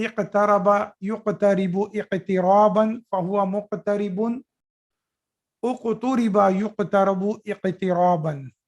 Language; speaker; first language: Arabic; non-native, fluent; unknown